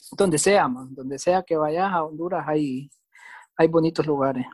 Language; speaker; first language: Spanish; native; Spanish